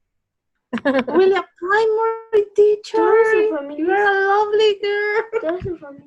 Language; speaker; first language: English; non-native, learner; Spanish